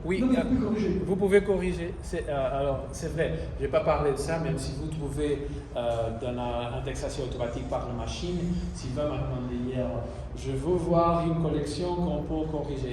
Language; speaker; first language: French; non-native, fluent; Italian